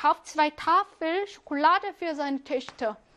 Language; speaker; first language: German; non-native, fluent; Korean